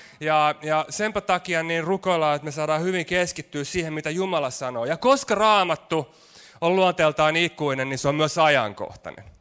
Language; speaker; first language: Finnish; native; Finnish